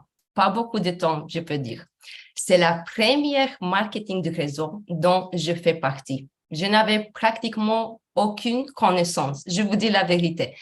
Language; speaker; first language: French; non-native, fluent; Romanian